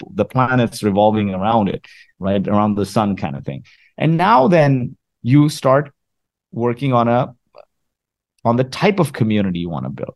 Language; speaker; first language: English; early bilingual, other home language; Arabic